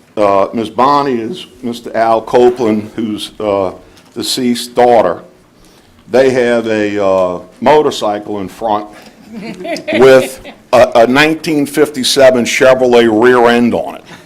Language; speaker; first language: English; native; English